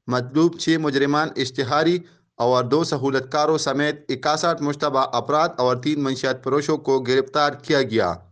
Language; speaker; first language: Urdu; non-native, local second language; Pashto